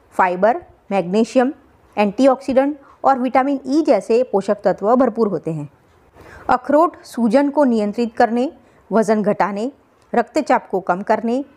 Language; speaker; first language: Hindi; non-native, local second language; Gujarati